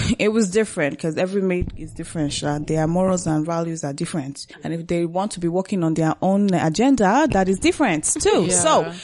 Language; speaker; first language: English; non-native, local second language; Kinyarwanda